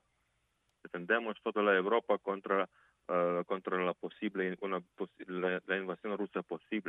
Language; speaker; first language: Spanish; non-native, fluent; Ukrainian